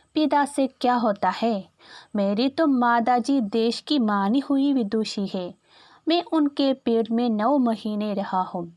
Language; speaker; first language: Hindi; non-native, local second language; Malayalam